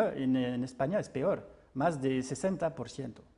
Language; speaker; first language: Spanish; non-native, fluent; French